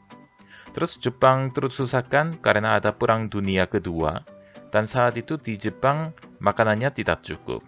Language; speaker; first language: Indonesian; non-native, fluent; Korean